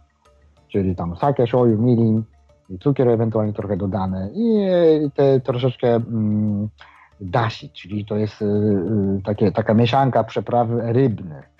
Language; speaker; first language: Polish; non-native, fluent; Japanese